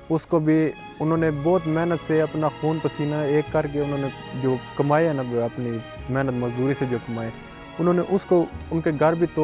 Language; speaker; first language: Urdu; early bilingual, other home language; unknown